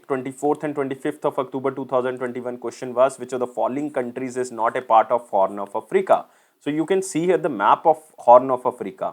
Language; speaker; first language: English; non-native, local second language; Hindi